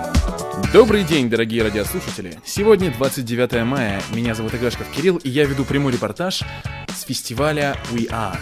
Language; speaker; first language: Russian; native; Russian